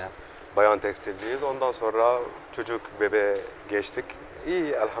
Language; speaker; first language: Turkish; non-native, learner; Arabic